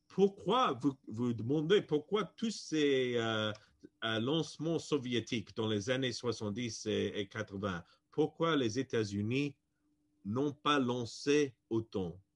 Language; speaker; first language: French; non-native, fluent; English